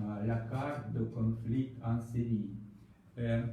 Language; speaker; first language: French; non-native, learner; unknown